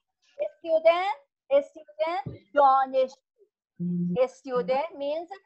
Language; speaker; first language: English; non-native, learner; Persian